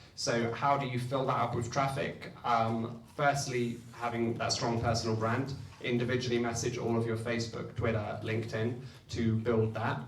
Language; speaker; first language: English; native; English